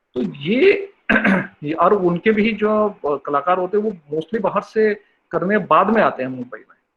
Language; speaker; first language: Hindi; non-native, local second language; Bangla